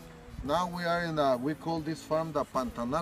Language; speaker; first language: English; non-native, learner; Spanish